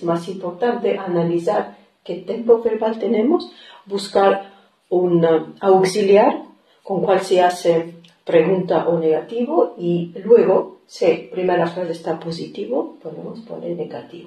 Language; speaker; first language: Spanish; non-native, fluent; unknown